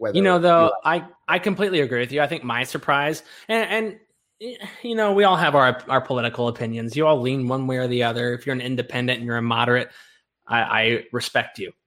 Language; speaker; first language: English; native; English